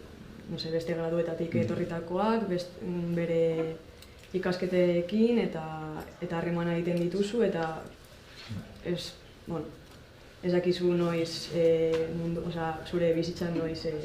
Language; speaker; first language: Basque; non-native, local second language; Spanish